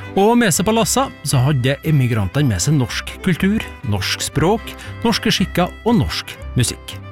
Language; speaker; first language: Norwegian; native; Norwegian